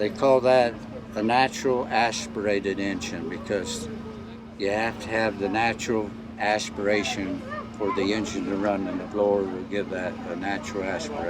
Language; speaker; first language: English; native; English